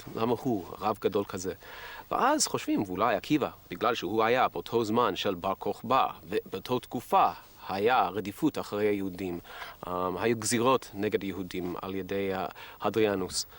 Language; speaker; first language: Hebrew; non-native, fluent; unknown